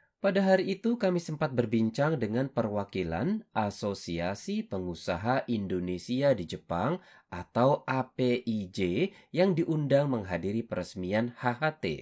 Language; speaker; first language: Indonesian; native; Indonesian